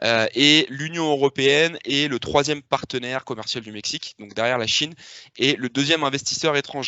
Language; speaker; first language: French; native; French